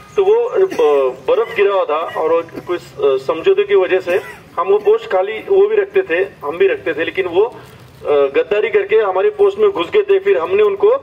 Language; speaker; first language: Hindi; non-native, local second language; Marathi